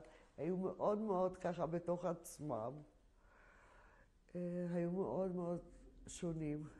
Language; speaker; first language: Hebrew; non-native, fluent; Polish